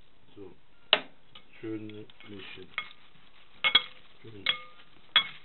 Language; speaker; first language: German; non-native, fluent; Italian